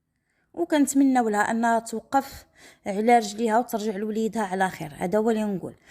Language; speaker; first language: Arabic; native; Arabic